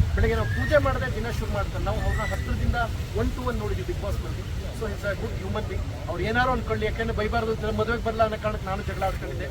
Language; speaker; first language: Kannada; native; Kannada